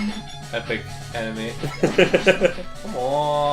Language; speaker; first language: English; native; English